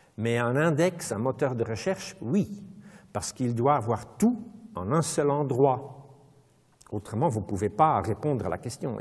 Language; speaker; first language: French; non-native, local second language; Dutch